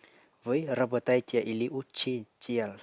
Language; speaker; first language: Russian; non-native, learner; Lao